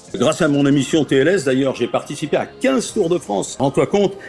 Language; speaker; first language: French; native; French